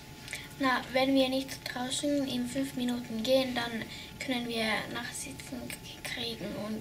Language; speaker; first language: German; early bilingual, heritage; German